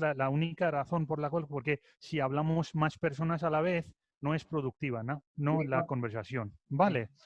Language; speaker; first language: Spanish; non-native, fluent; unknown